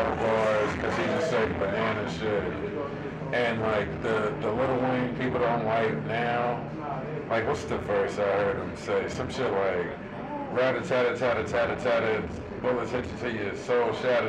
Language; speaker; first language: English; native; English